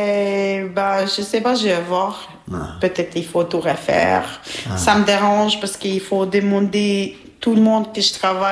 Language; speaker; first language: French; non-native, learner; Albanian